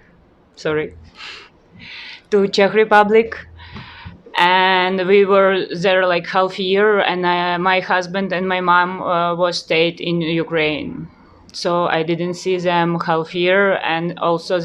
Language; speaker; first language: English; non-native, learner; Ukrainian